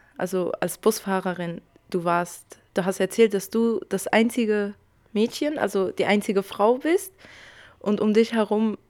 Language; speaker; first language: German; early bilingual, other home language; Kurdish